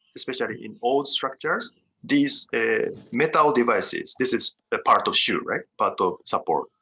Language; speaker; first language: English; non-native, fluent; Japanese